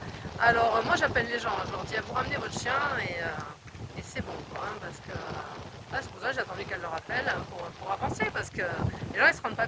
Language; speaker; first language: French; native; French